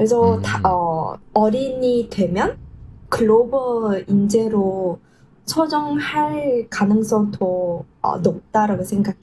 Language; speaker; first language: Korean; non-native, learner; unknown